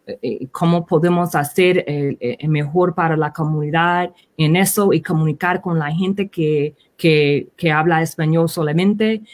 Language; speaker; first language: Spanish; early bilingual, heritage; Spanish